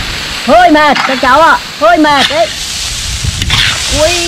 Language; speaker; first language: Vietnamese; native; Vietnamese